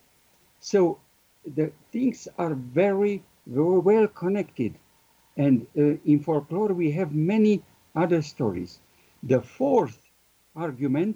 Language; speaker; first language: English; non-native, fluent; Romanian